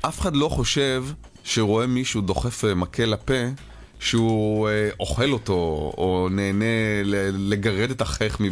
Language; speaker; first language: Hebrew; native; Hebrew